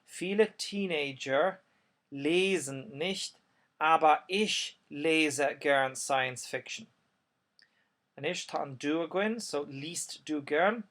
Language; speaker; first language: German; non-native, fluent; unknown